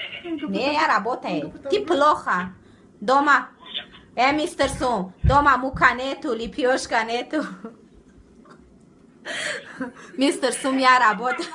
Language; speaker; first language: Russian; non-native, learner; Tajik